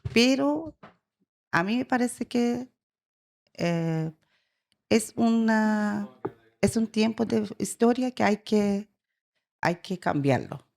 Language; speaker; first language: Spanish; non-native, learner; Persian